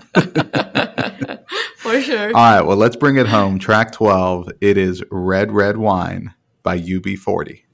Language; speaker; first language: English; non-native, fluent; Portuguese